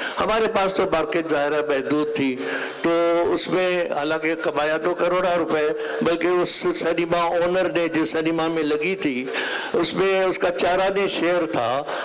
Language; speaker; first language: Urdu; non-native, local second language; Sindhi